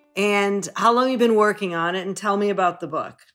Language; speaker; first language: English; native; English